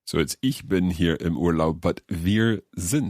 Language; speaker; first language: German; non-native, learner; English